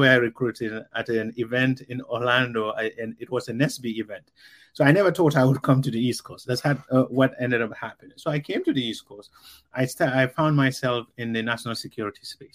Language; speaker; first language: English; non-native, local second language; Mandingo